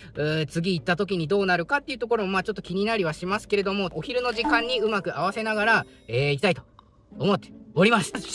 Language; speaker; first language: Japanese; native; Japanese